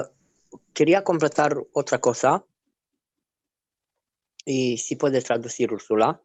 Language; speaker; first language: Spanish; non-native, fluent; Romanian